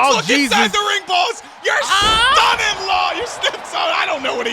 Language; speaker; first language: English; native; English